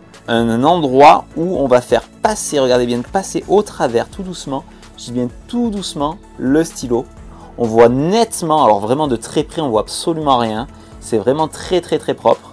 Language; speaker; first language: French; native; French